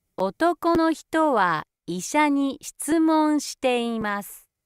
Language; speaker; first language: Japanese; native; Japanese